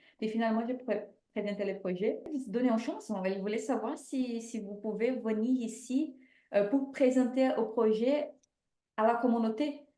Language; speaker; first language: French; non-native, fluent; Portuguese